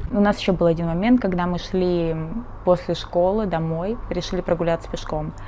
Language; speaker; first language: Russian; early bilingual, other home language; Portuguese